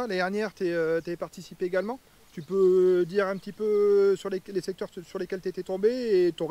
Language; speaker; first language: French; native; French